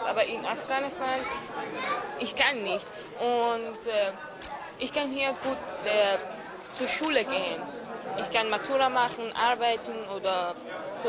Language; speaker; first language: German; non-native, learner; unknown